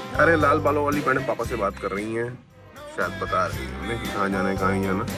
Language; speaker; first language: Hindi; non-native, local second language; Punjabi